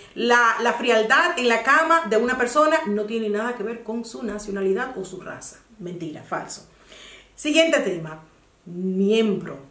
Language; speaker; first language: Spanish; native; Spanish